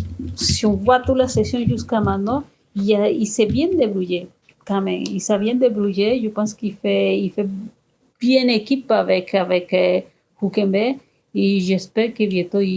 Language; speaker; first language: French; non-native, fluent; Spanish